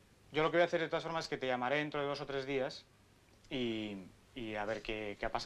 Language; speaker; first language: Spanish; native; Spanish